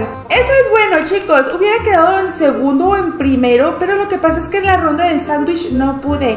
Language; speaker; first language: Spanish; native; Spanish